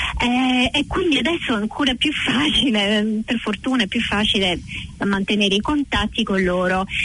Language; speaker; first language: Italian; non-native, fluent; English